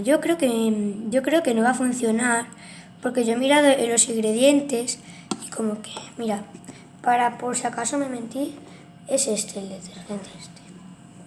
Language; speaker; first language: Spanish; native; Spanish